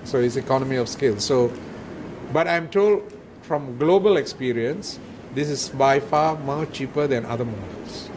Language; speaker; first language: English; non-native, local second language; Malay